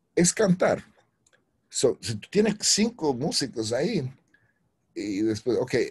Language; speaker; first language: Spanish; early bilingual, heritage; Spanish